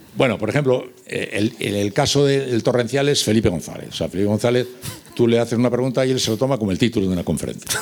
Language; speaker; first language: Spanish; native; Spanish